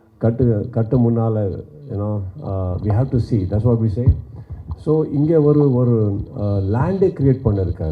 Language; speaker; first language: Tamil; non-native, local second language; Kannada